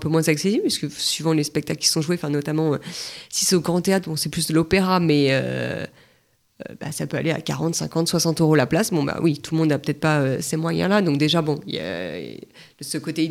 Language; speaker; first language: French; native; French